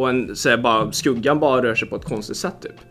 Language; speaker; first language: Swedish; early bilingual, other home language; Lithuanian